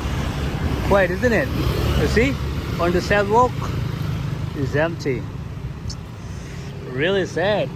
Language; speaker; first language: English; non-native, learner; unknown